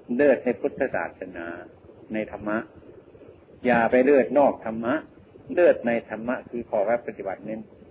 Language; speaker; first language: Thai; non-native, local second language; Northeastern Thai